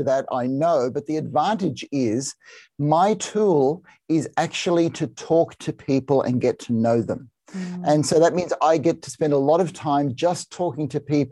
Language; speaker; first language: English; native; English